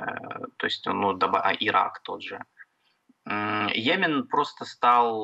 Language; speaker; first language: Russian; native; Russian